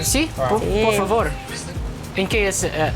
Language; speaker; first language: Spanish; non-native, learner; English